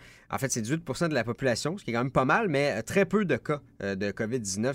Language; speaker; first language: French; native; French